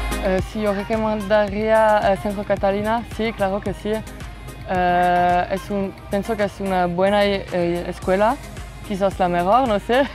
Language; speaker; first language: Spanish; non-native, learner; French